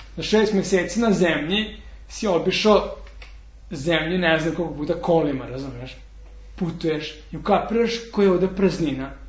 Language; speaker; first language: Serbian; non-native, fluent; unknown